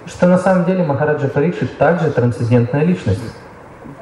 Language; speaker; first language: Russian; native; Russian